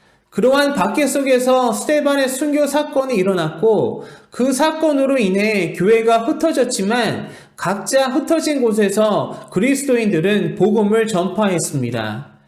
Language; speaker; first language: Korean; native; Korean